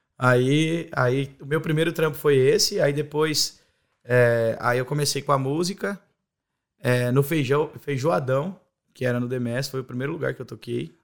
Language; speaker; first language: Portuguese; native; Portuguese